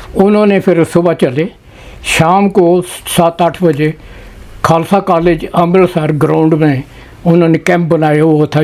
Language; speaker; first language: Urdu; non-native, local second language; Punjabi